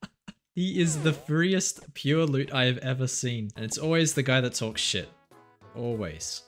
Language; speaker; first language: English; native; English